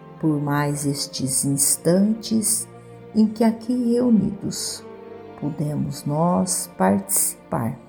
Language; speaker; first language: Portuguese; native; Portuguese